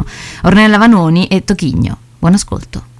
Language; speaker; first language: Italian; native; Italian